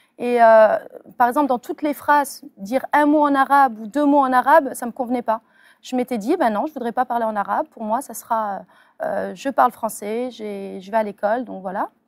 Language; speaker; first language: French; early bilingual, other home language; Arabic